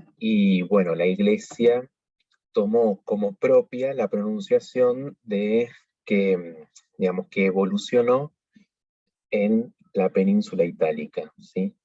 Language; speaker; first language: Spanish; native; Spanish